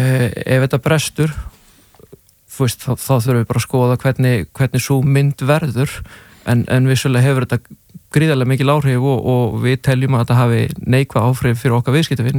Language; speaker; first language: Icelandic; native; Icelandic